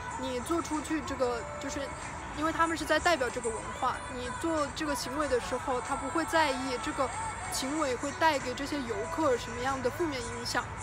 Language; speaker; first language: Chinese; non-native, local second language; Mongolian